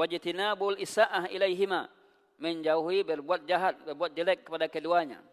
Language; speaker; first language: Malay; non-native, local second language; Minangkabau